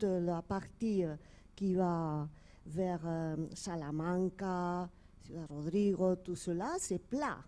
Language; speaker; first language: French; non-native, fluent; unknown